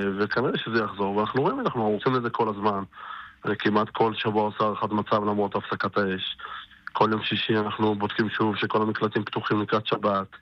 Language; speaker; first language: Hebrew; native; Hebrew